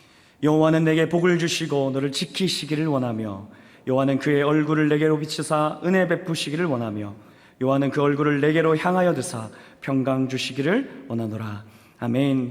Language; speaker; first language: Korean; native; Korean